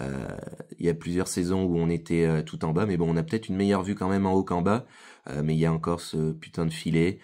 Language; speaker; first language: French; native; French